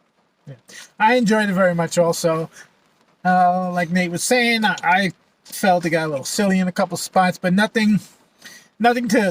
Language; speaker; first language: English; native; English